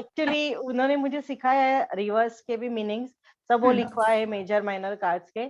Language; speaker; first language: Hindi; native; Hindi